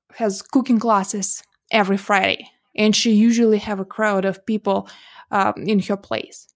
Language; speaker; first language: English; non-native, fluent; Russian